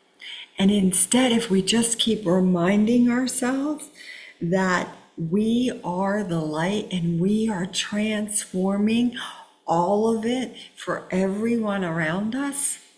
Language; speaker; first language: English; native; English